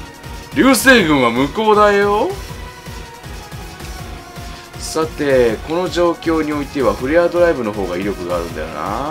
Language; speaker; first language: Japanese; native; Japanese